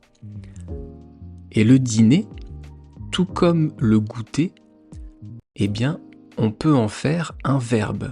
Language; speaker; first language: French; native; French